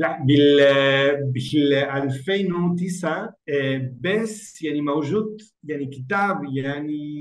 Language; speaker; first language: Arabic; non-native, learner; Spanish